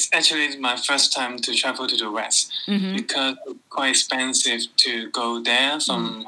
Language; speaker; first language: English; non-native, local second language; Cantonese